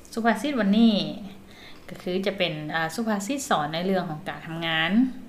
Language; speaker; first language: Thai; native; Thai